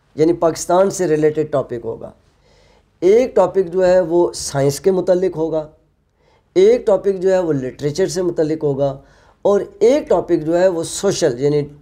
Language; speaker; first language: Urdu; non-native, local second language; Punjabi